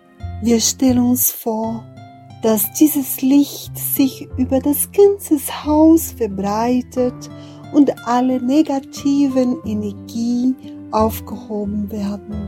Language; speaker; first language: German; non-native, fluent; Portuguese